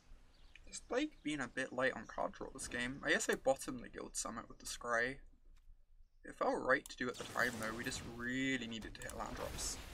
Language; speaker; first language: English; native; English